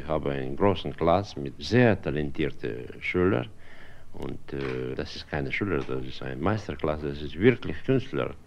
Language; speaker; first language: German; non-native, fluent; Russian